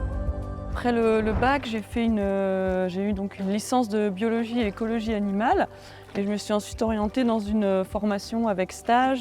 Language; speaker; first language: French; native; French